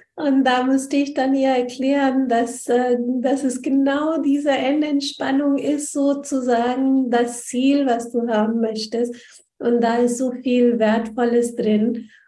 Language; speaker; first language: German; non-native, fluent; Hindi